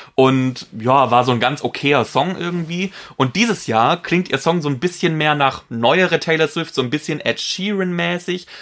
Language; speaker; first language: German; non-native, fluent; Polish